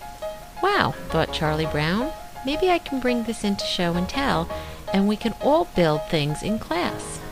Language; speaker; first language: English; native; English